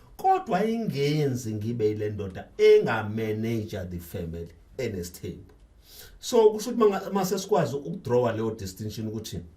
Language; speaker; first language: Zulu; native; Zulu